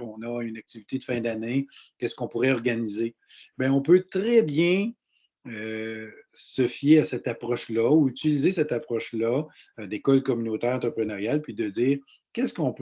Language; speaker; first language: French; native; French